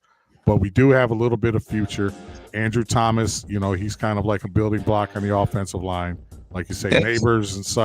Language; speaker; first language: English; native; English